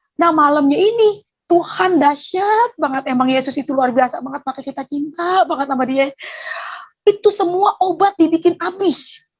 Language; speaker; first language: Indonesian; native; Indonesian